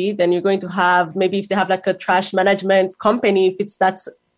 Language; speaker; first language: English; non-native, local second language; Kinyarwanda